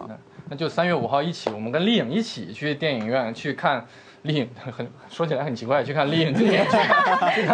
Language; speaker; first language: Chinese; native; Chinese